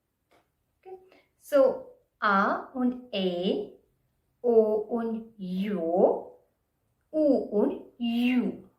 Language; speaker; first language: German; non-native, fluent; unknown